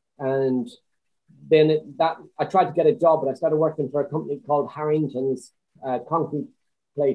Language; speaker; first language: English; native; English